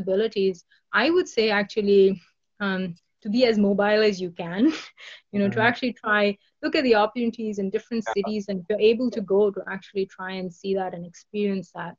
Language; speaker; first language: English; non-native, local second language; Bangla